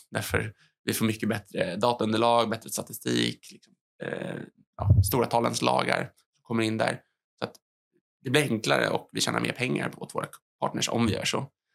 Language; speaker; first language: Swedish; native; Swedish